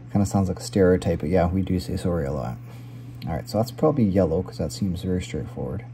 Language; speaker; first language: English; native; English